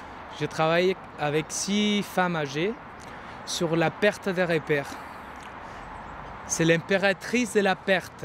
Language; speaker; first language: French; non-native, fluent; Spanish